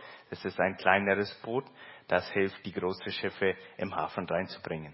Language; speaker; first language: German; early bilingual, heritage; Plautdietsch